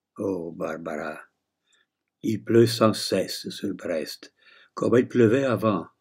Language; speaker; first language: French; non-native, fluent; Italian